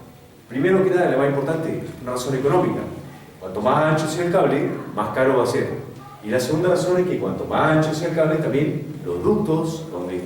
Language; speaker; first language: Spanish; native; Spanish